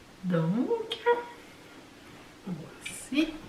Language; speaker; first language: French; native; French